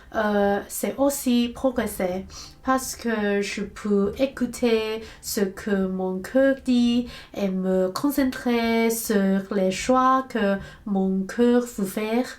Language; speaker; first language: French; non-native, learner; Cantonese